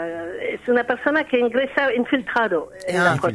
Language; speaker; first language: Spanish; non-native, learner; French